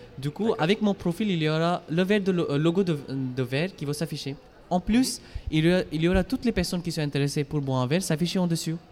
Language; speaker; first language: French; non-native, fluent; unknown